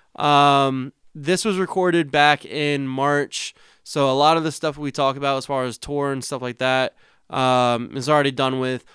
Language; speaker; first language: English; native; English